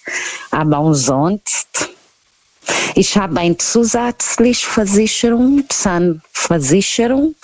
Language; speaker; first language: German; non-native, learner; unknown